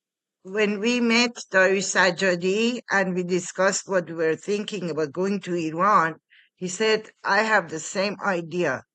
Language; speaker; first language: English; non-native, fluent; Persian